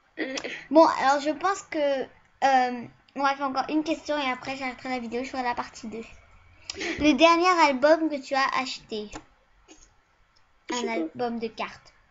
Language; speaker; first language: French; early bilingual, other home language; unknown